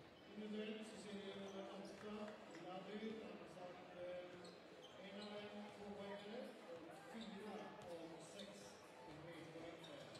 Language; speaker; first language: Swedish; native; Swedish